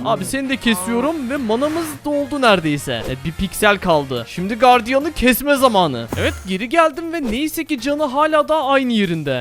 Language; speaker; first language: Turkish; native; Turkish